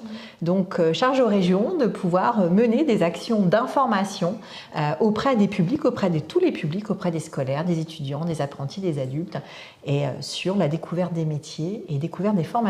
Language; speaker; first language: French; native; French